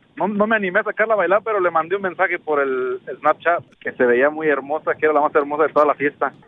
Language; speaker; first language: Spanish; native; Spanish